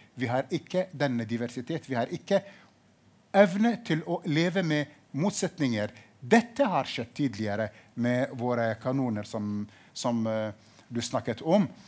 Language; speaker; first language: Norwegian; non-native, fluent; Arabic